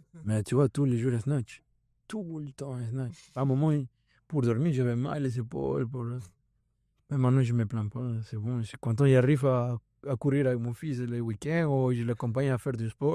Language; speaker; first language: French; non-native, fluent; Spanish